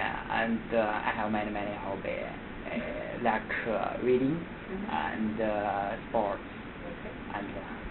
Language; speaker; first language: English; non-native, learner; Chinese